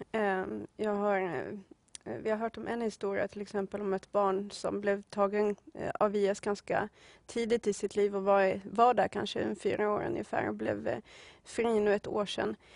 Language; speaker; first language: Swedish; native; Swedish